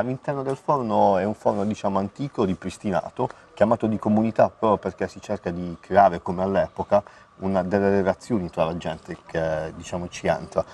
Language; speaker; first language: Italian; native; Italian